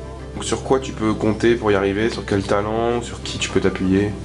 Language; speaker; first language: French; native; French